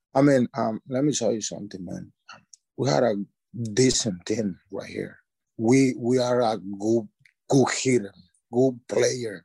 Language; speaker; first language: English; non-native, learner; Spanish